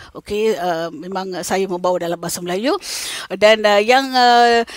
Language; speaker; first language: Malay; non-native, local second language; Tamil